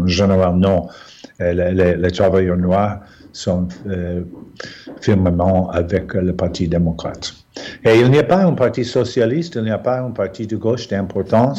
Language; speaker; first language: French; non-native, fluent; English